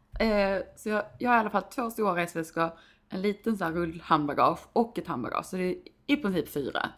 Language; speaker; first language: Swedish; native; Swedish